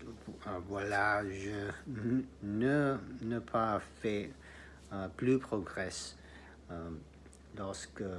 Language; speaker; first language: French; non-native, learner; English